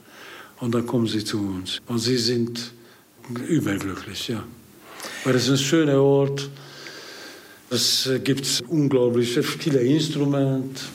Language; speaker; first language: German; non-native, learner; Hungarian